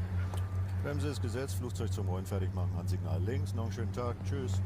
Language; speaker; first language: German; native; German